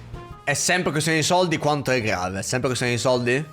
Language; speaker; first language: Italian; native; Italian